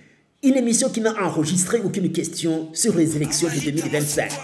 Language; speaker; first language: French; non-native, local second language; Rundi